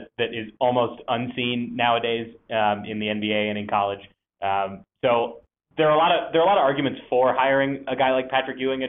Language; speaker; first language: English; native; English